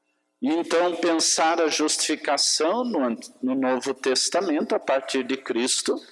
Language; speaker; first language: Portuguese; native; Portuguese